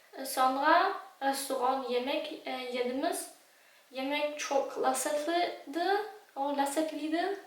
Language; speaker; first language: Turkish; non-native, learner; German